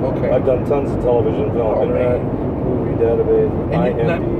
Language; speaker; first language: English; native; English